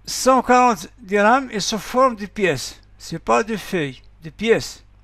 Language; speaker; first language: French; non-native, local second language; Arabic